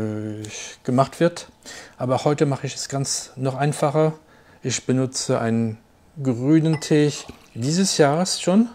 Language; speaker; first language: German; non-native, fluent; French